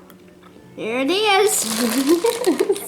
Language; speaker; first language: English; native; English